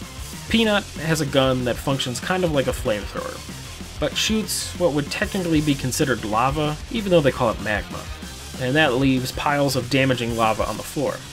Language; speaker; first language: English; native; English